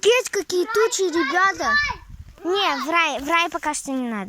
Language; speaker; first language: Russian; native; Russian